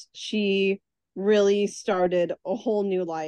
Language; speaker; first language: English; native; English